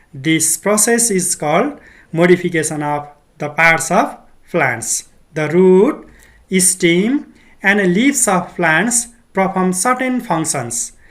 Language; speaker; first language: English; non-native, local second language; Nepali